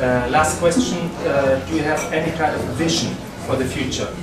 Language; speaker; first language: English; non-native, fluent; German